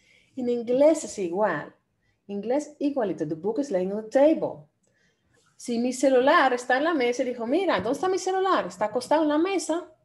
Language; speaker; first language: Spanish; non-native, fluent; Dutch